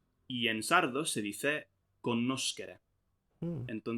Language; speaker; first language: Spanish; non-native, fluent; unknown